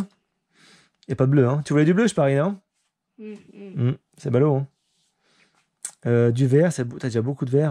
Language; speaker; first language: French; native; French